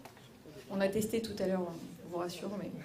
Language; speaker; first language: French; native; French